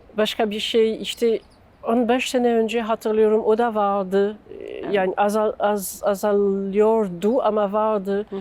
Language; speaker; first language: Turkish; non-native, fluent; French